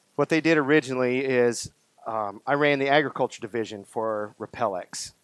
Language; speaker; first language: English; native; English